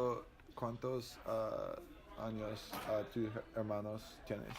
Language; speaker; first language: Spanish; non-native, learner; English